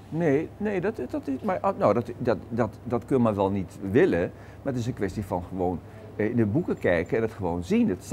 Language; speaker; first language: Dutch; native; Dutch